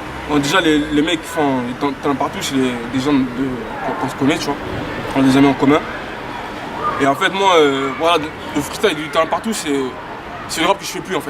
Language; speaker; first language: French; native; French